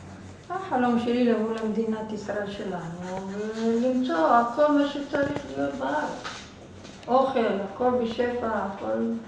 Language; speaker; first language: Hebrew; non-native, fluent; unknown